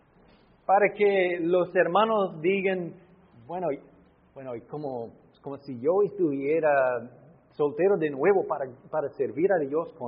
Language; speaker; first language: Spanish; non-native, fluent; English